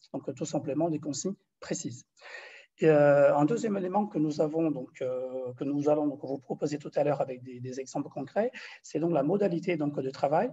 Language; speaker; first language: French; non-native, fluent; Portuguese